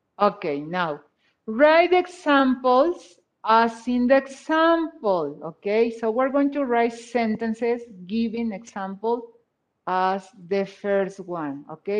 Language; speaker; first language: English; non-native, fluent; Spanish